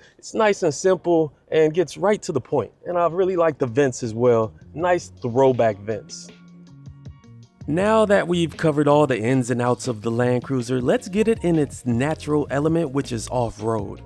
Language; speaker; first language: English; native; English